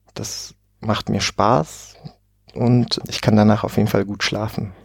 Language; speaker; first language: German; native; German